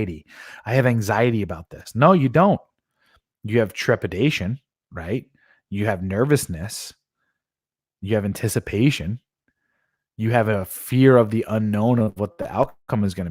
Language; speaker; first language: English; native; English